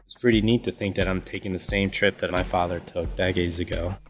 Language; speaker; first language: English; native; English